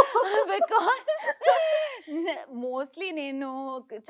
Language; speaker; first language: Telugu; non-native, learner; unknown